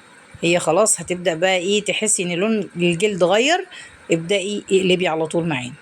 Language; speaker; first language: Arabic; native; Arabic